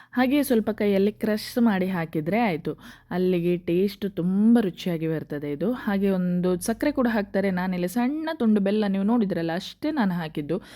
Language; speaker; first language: Kannada; non-native, local second language; Konkani